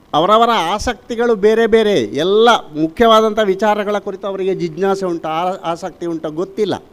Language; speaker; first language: Kannada; non-native, local second language; Tulu